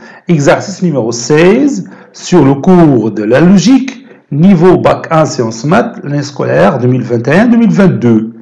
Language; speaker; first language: French; non-native, local second language; Arabic